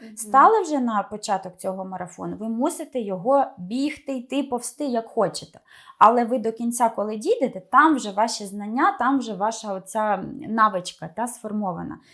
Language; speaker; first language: Ukrainian; non-native, local second language; Russian